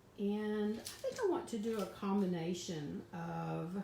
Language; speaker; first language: English; native; English